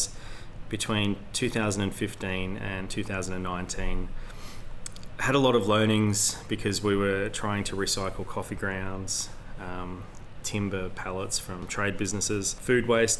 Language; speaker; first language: English; native; English